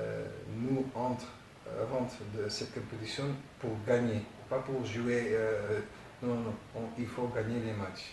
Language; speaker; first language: French; non-native, learner; Dutch